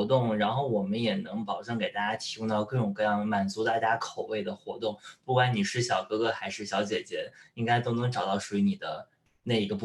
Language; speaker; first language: Chinese; native; Chinese